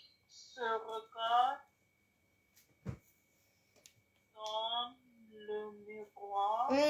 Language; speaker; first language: French; non-native, learner; English